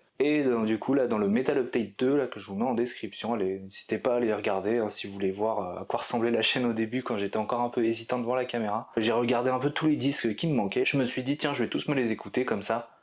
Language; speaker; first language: French; native; French